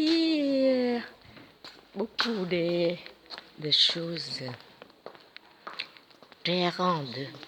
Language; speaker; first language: French; non-native, learner; Vietnamese